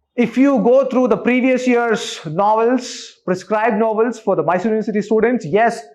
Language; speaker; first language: English; non-native, local second language; Kannada